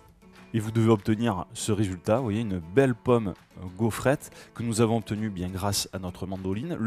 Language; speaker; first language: French; native; French